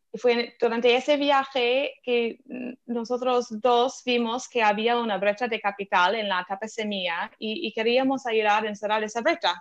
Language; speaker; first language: Spanish; non-native, fluent; English